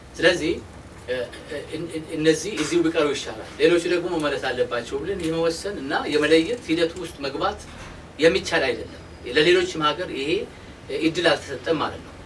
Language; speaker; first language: Amharic; non-native, local second language; Oromo